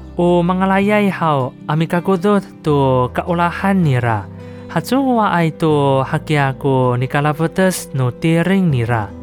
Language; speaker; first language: Chinese; non-native, local second language; Amis